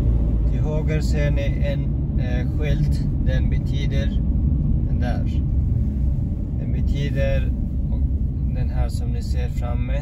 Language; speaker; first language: Swedish; non-native, fluent; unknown